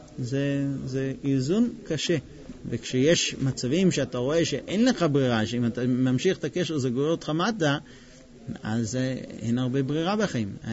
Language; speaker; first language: Hebrew; non-native, fluent; English